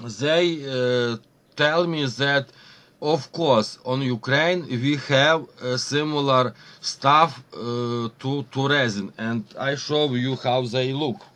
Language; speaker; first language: English; non-native, learner; Ukrainian